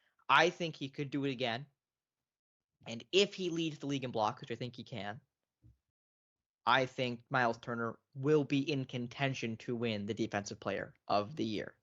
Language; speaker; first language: English; native; English